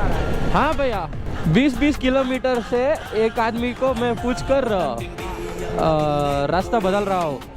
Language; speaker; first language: Hindi; non-native, local second language; Kannada